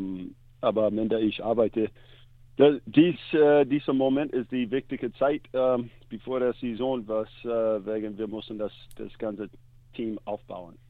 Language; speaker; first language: German; non-native, learner; English